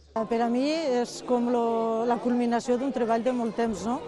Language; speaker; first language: Catalan; native; Catalan